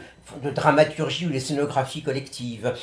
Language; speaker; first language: French; native; French